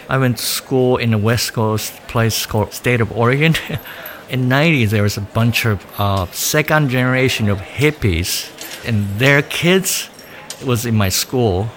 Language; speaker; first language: English; early bilingual, other home language; Japanese